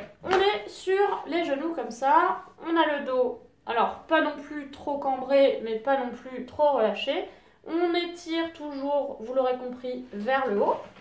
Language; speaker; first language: French; native; French